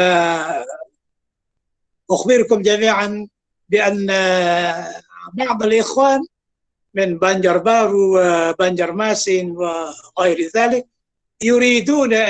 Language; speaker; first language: Arabic; non-native, fluent; Indonesian